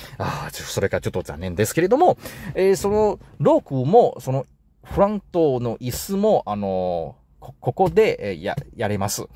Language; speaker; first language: Japanese; non-native, learner; Chinese